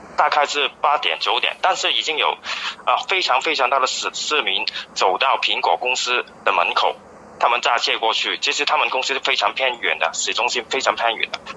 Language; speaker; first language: Chinese; non-native, fluent; Cantonese